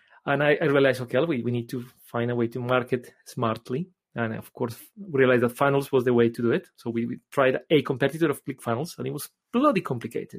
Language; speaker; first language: English; non-native, fluent; Spanish